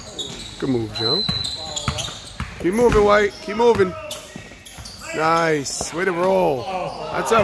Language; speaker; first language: English; native; English